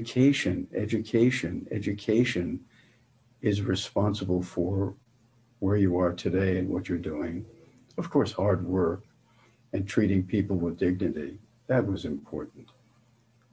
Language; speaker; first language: English; native; English